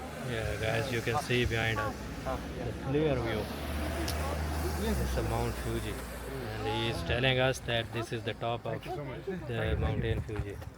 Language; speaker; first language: English; non-native, local second language; Urdu